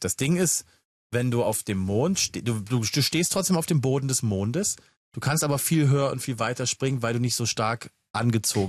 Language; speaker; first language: German; native; German